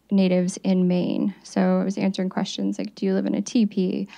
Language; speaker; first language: English; native; English